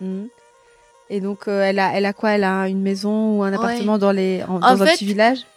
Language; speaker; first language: French; native; French